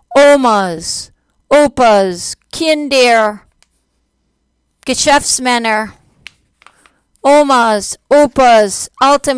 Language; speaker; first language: German; non-native, fluent; English